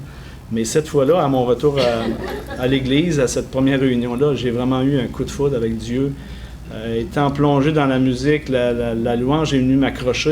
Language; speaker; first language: French; native; French